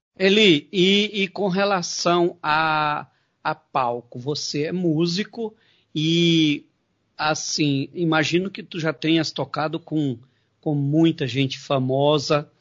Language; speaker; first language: Portuguese; native; Portuguese